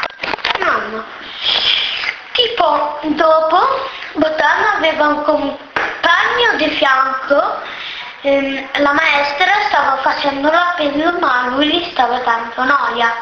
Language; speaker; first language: Italian; early bilingual, other home language; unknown